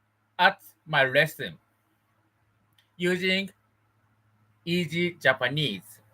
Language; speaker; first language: English; non-native, learner; Japanese